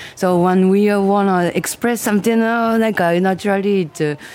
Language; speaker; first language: English; non-native, learner; Japanese